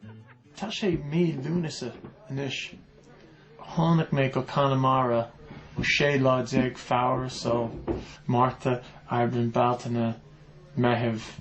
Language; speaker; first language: Irish; non-native, learner; English